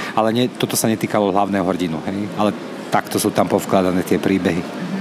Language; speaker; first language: Slovak; native; Slovak